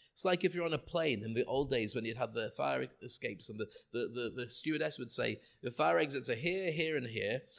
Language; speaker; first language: English; native; English